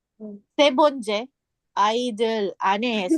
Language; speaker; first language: Korean; non-native, learner; English